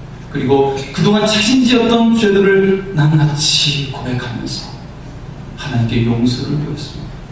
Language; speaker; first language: Korean; native; Korean